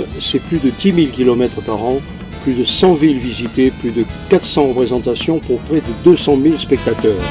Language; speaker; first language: French; native; French